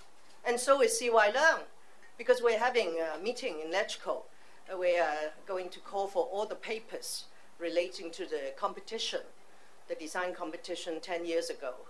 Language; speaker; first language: English; non-native, local second language; Cantonese